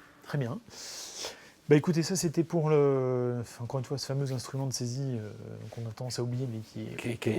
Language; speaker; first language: French; native; French